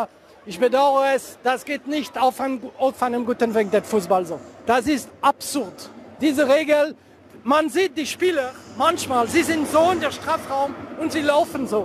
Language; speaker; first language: German; non-native, fluent; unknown